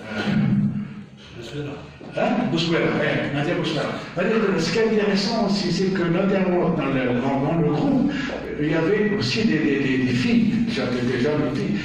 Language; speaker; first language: French; native; French